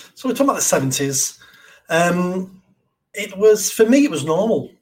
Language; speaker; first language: English; native; English